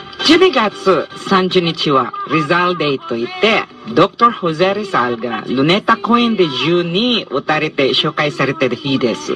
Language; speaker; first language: Japanese; non-native, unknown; Cebuano